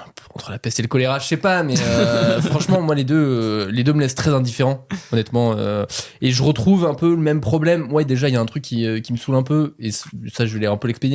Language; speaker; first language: French; native; French